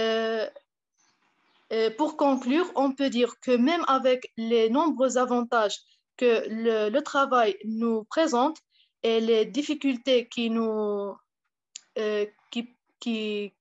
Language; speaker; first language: French; non-native, fluent; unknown